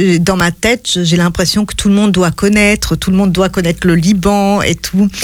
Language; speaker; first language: French; non-native, local second language; Arabic